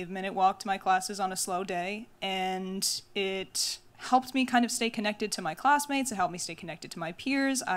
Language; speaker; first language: English; native; English